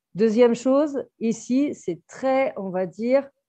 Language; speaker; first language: French; native; French